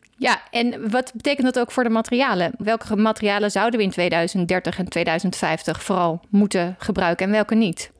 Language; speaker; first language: Dutch; native; Dutch